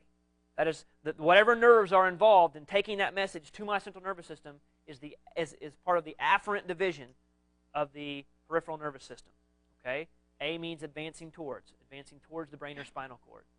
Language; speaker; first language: English; native; English